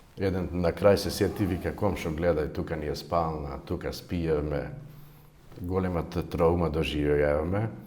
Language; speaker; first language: Macedonian; native; Macedonian